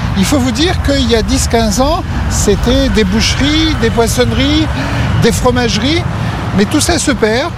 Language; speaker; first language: French; native; French